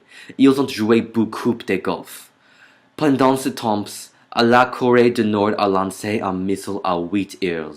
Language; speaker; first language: French; non-native, learner; English